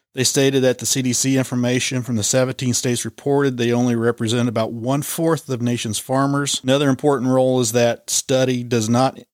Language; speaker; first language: English; native; English